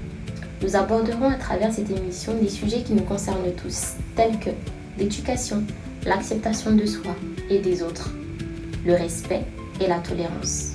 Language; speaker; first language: French; native; French